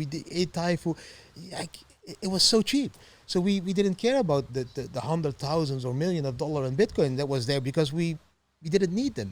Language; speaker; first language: English; non-native, fluent; Dutch